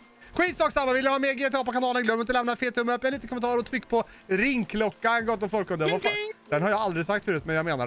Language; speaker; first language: Swedish; native; Swedish